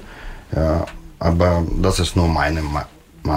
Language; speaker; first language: German; non-native, learner; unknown